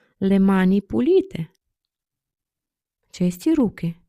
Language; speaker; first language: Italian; non-native, learner; Ukrainian